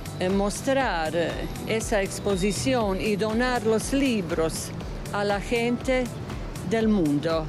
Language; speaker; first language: Spanish; non-native, fluent; Croatian